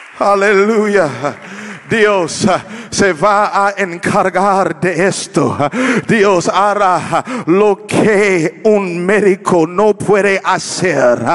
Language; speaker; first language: Spanish; non-native, learner; English